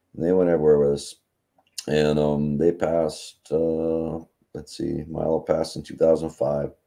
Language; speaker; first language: English; native; English